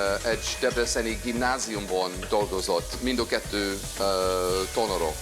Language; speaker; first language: Hungarian; non-native, fluent; English